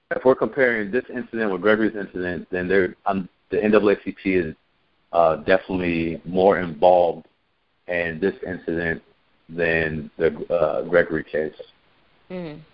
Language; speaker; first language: English; native; English